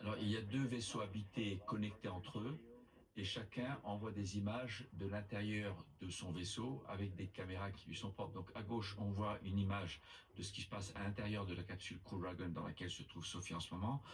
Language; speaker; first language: French; native; French